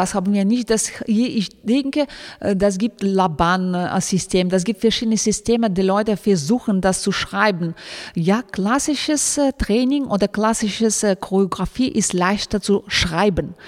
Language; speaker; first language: German; non-native, fluent; Russian